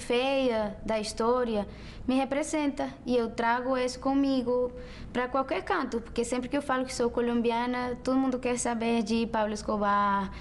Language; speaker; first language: Portuguese; non-native, fluent; Spanish